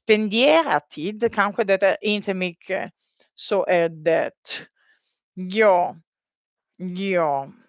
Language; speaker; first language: Swedish; non-native, learner; Italian